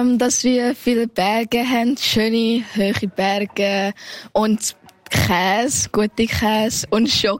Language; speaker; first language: German; early bilingual, heritage; Thai